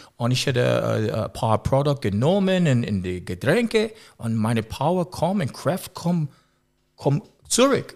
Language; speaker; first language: German; non-native, learner; English